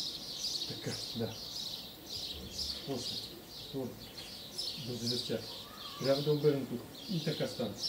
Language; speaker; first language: Bulgarian; non-native, learner; Russian